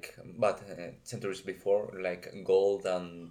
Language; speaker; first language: English; non-native, learner; Spanish